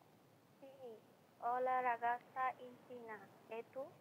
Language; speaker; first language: Italian; non-native, learner; Bangla